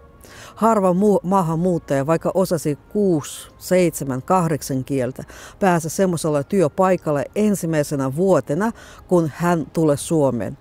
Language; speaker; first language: Finnish; non-native, fluent; Russian